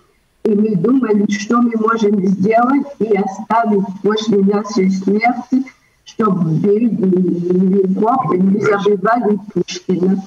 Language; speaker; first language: Russian; early bilingual, heritage; Russian